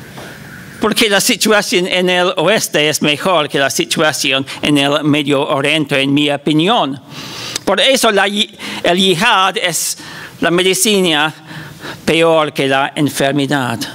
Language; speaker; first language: Spanish; non-native, fluent; English